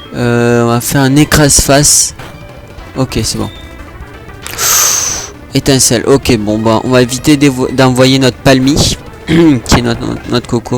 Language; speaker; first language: French; native; French